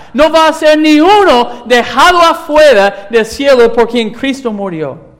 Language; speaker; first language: Spanish; non-native, fluent; English